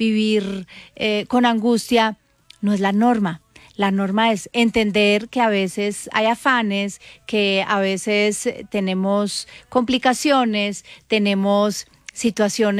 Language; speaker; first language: Spanish; native; Spanish